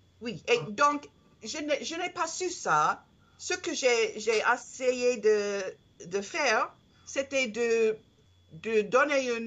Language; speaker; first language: French; non-native, learner; English